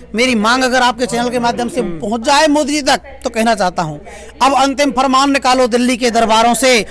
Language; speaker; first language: Hindi; native; Hindi